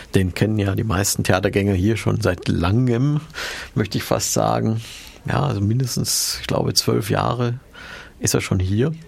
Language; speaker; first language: German; native; German